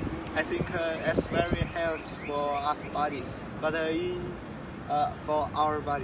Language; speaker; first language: English; non-native, learner; Chinese